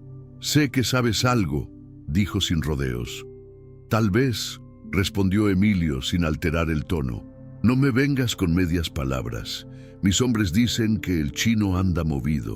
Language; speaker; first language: Spanish; native; Spanish